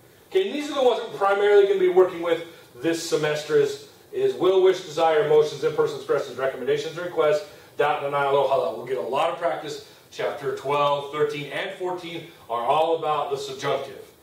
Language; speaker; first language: English; native; English